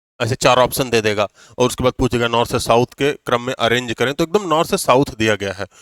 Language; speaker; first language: Hindi; native; Hindi